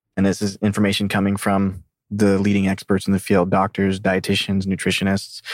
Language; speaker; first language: English; native; English